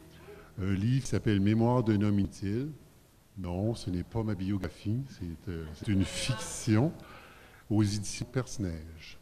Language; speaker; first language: French; native; French